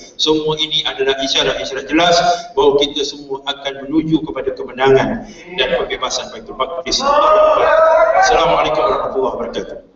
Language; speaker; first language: Malay; native; Malay